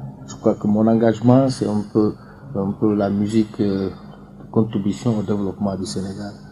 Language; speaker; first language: French; non-native, local second language; Fula